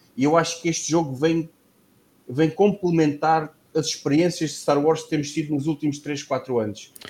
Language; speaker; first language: Portuguese; native; Portuguese